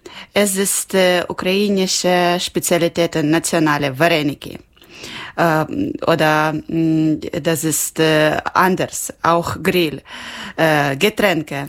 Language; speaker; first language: German; non-native, local second language; Ukrainian